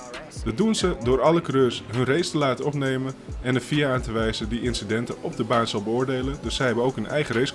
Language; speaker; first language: Dutch; native; Dutch